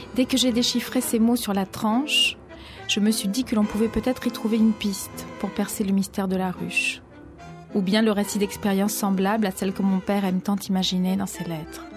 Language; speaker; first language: French; early bilingual, other home language; Spanish